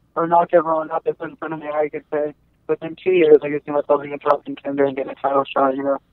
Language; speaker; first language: English; native; English